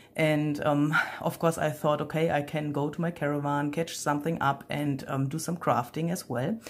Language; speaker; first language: English; non-native, fluent; German